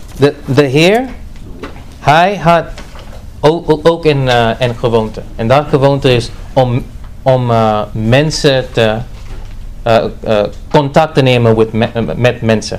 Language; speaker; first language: Dutch; non-native, fluent; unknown